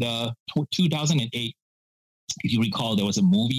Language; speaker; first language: English; non-native, local second language; Min Nan Chinese